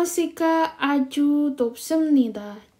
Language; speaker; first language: Korean; non-native, fluent; Indonesian